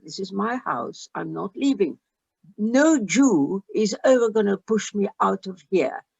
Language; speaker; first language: English; early bilingual, other home language; Arabic